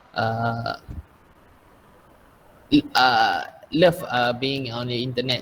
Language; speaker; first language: English; non-native, learner; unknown